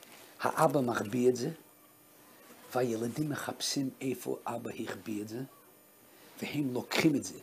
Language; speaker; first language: Hebrew; non-native, fluent; Russian